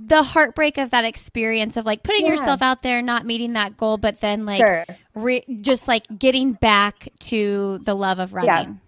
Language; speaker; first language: English; native; English